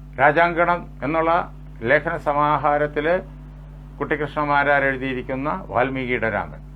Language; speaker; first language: Malayalam; native; Malayalam